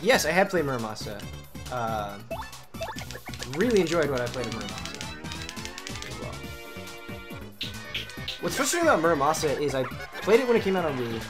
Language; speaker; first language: English; native; English